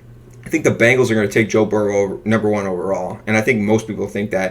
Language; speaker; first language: English; native; English